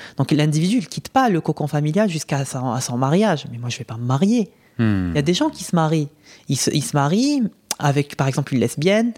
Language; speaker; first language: French; non-native, local second language; Arabic